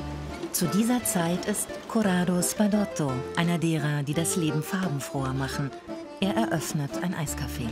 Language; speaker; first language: German; native; German